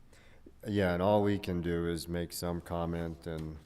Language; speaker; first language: English; native; English